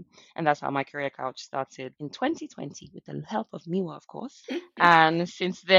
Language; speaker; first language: English; non-native, local second language; Yoruba